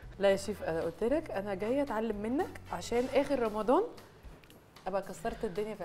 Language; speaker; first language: Arabic; native; Arabic